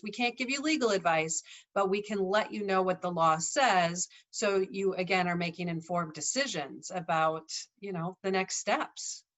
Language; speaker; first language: English; native; English